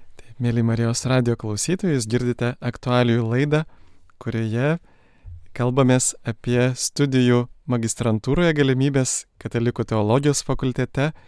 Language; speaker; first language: Lithuanian; native; Lithuanian